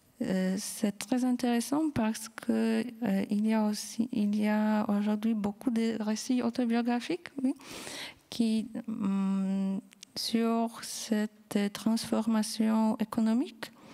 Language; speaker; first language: French; non-native, fluent; Polish